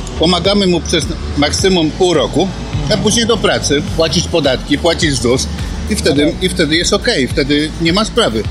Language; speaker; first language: Polish; native; Polish